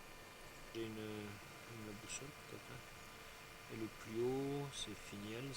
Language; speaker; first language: French; native; French